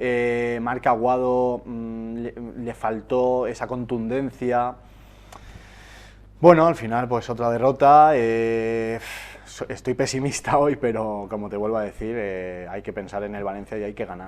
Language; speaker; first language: Spanish; native; Spanish